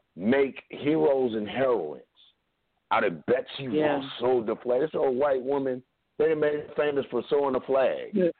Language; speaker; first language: English; native; English